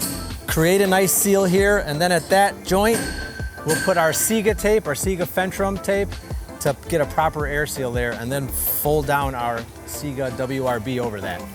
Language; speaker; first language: English; native; English